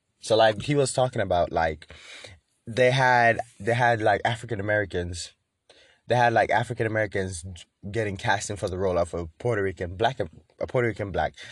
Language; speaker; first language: English; native; English